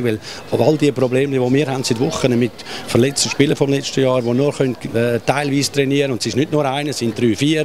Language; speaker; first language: German; native; German